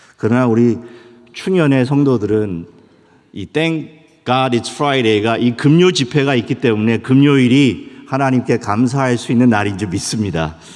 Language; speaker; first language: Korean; native; Korean